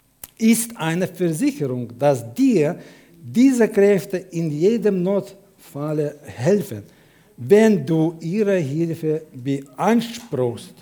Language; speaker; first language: German; non-native, fluent; Russian